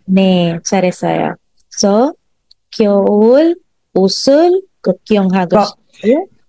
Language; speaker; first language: Korean; non-native, fluent; Filipino